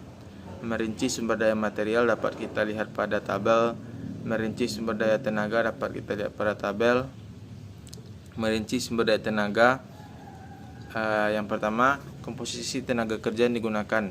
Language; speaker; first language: Indonesian; native; Indonesian